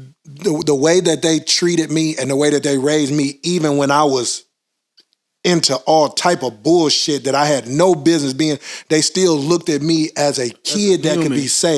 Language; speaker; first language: English; native; English